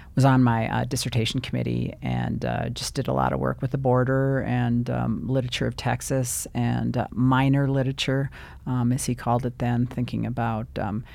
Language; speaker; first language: English; native; English